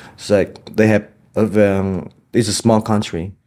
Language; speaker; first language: English; non-native, fluent; Vietnamese